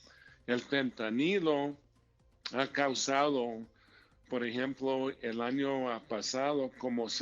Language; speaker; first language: Spanish; early bilingual, heritage; Spanish